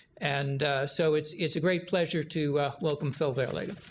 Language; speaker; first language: English; native; English